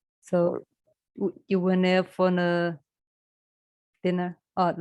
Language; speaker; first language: English; early bilingual, other home language; Chinese